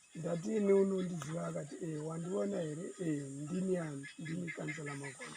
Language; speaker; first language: Shona; non-native, local second language; Tsonga